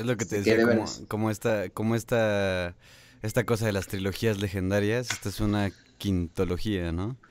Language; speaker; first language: Spanish; native; Spanish